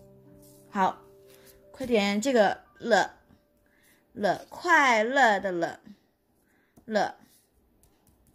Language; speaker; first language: Chinese; non-native, fluent; Indonesian